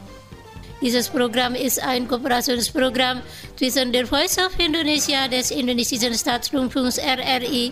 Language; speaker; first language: German; non-native, fluent; Indonesian